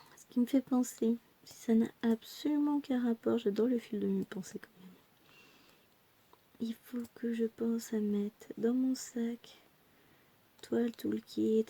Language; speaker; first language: French; native; French